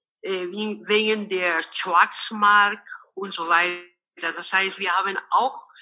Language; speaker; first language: German; non-native, local second language; Spanish